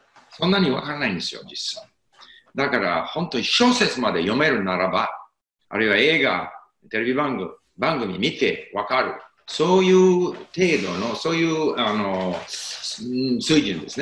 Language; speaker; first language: Japanese; non-native, fluent; English